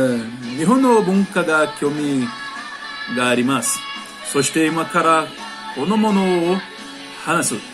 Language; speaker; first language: Japanese; non-native, learner; Portuguese